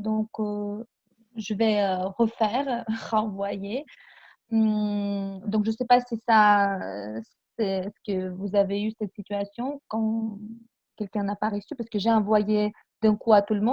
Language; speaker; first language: French; non-native, fluent; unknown